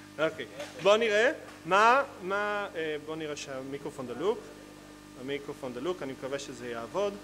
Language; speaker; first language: Hebrew; native; Hebrew